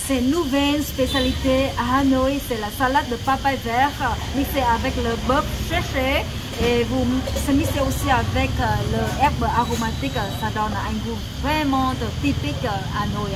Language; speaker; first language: French; non-native, learner; Vietnamese